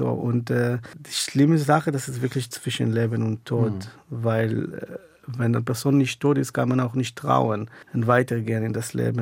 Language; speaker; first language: German; non-native, fluent; Hebrew